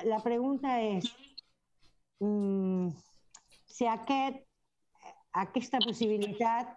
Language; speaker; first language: Catalan; early bilingual, heritage; Spanish